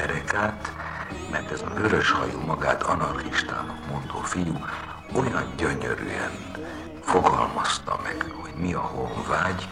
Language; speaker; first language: Hungarian; native; Hungarian